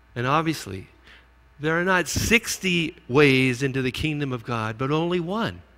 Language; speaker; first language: English; native; English